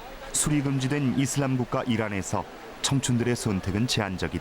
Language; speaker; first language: Korean; native; Korean